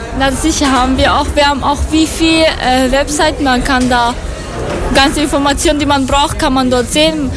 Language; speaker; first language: German; non-native, fluent; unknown